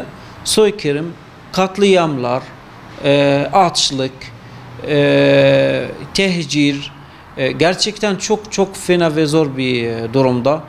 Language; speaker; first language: Turkish; non-native, fluent; Arabic